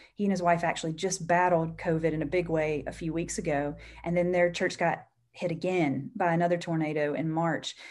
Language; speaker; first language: English; native; English